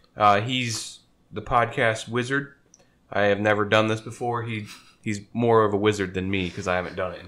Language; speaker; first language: English; native; English